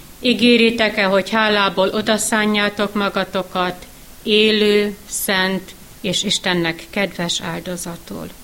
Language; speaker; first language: Hungarian; native; Hungarian